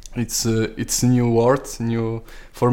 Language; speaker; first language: English; non-native, learner; Polish